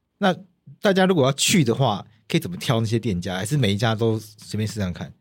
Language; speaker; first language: Chinese; native; Chinese